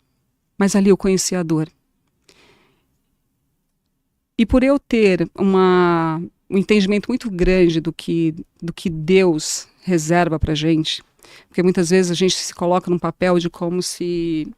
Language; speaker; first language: Portuguese; native; Portuguese